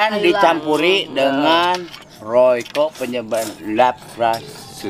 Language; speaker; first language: Indonesian; non-native, local second language; Sundanese